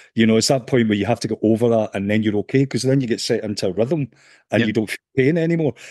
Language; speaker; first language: English; native; English